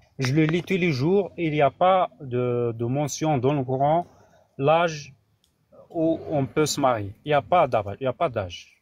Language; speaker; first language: French; non-native, local second language; Kabyle